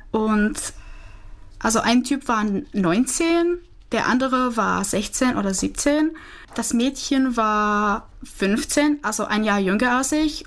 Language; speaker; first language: German; non-native, fluent; Czech